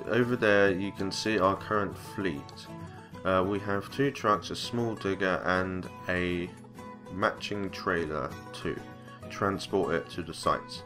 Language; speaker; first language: English; native; English